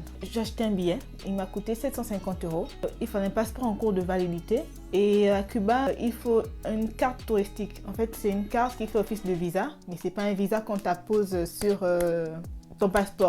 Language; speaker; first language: French; native; French